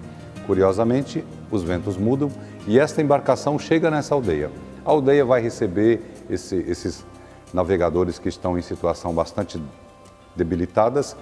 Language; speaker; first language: Portuguese; native; Portuguese